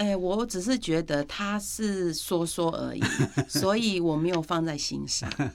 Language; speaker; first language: Chinese; early bilingual, heritage; Chinese